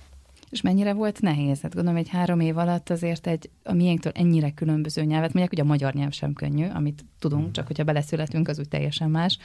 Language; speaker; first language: Hungarian; native; Hungarian